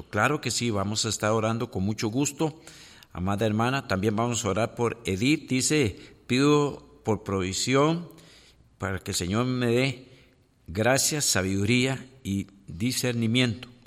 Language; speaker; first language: Spanish; native; Spanish